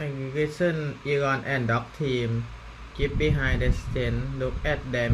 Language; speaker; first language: English; non-native, learner; Thai